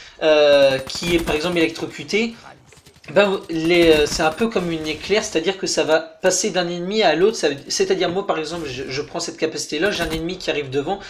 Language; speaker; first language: French; native; French